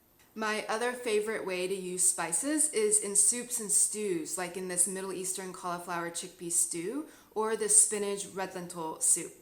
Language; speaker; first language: English; native; English